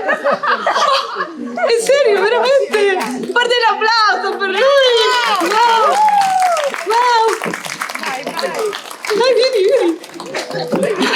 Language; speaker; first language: Italian; non-native, learner; Spanish